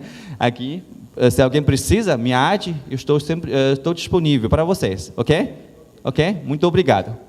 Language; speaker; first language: Portuguese; non-native, learner; Chinese